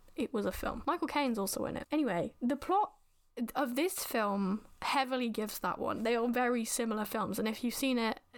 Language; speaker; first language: English; native; English